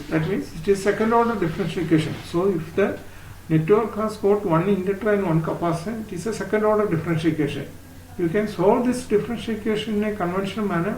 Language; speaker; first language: English; non-native, local second language; Malayalam